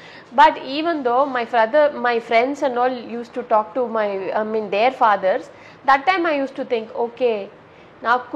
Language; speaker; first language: Telugu; non-native, local second language; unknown